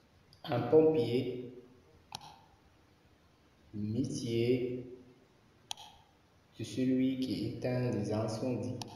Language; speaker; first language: French; non-native, local second language; Arabic